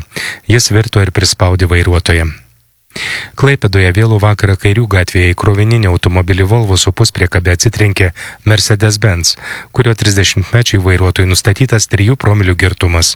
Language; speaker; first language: Lithuanian; native; Lithuanian